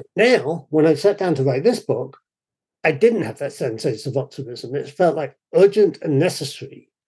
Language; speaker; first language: English; native; English